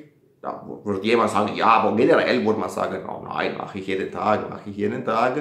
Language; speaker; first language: German; non-native, fluent; Italian